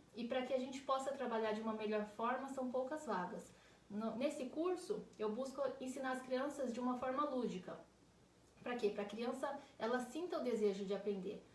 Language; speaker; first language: Portuguese; native; Portuguese